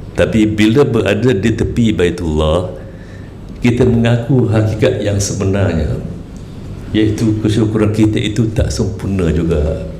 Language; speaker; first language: Malay; native; Malay